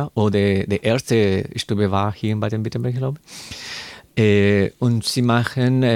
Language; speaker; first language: German; non-native, learner; Spanish